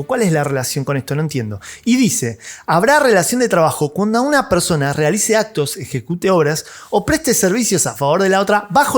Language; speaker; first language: Spanish; native; Spanish